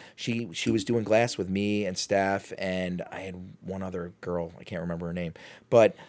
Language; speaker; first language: English; native; English